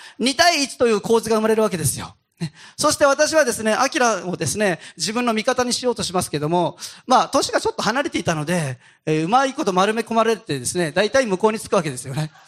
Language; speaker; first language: Japanese; native; Japanese